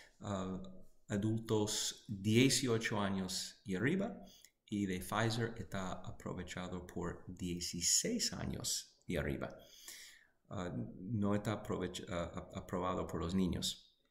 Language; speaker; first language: Spanish; non-native, fluent; English